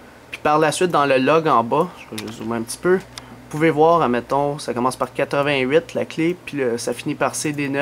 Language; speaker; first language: French; native; French